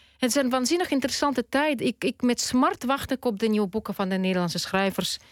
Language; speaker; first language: Dutch; non-native, fluent; Russian